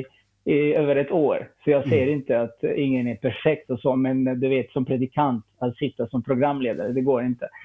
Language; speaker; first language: Swedish; non-native, fluent; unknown